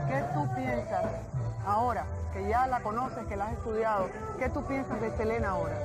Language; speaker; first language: Spanish; native; Spanish